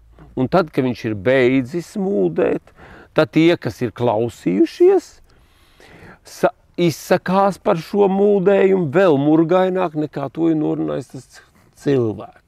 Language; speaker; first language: Latvian; native; Latvian